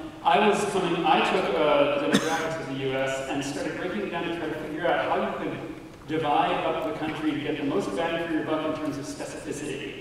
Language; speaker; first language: English; native; English